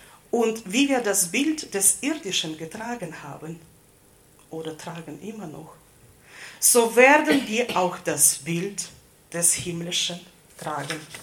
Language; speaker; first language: German; non-native, fluent; Russian